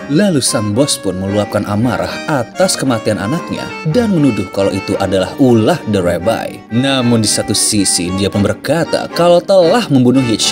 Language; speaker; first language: Indonesian; native; Indonesian